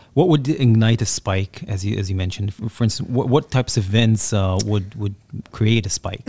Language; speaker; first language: English; non-native, fluent; Hebrew